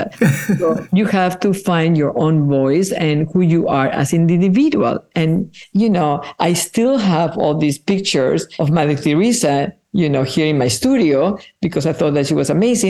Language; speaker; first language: English; non-native, fluent; Spanish